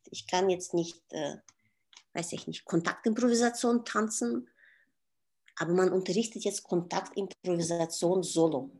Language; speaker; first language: German; non-native, fluent; Russian